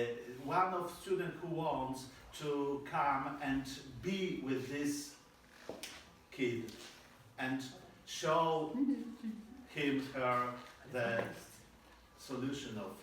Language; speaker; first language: English; non-native, learner; Polish